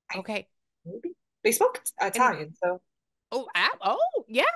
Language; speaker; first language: English; native; English